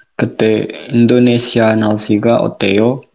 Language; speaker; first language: Korean; non-native, learner; Indonesian